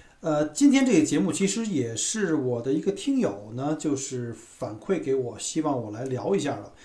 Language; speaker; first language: Chinese; native; Chinese